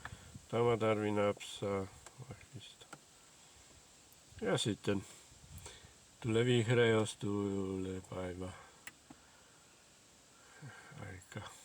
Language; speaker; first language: Finnish; non-native, learner; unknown